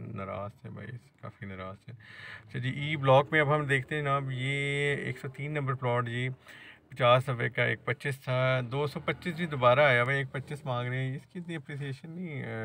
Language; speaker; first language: Urdu; native; Urdu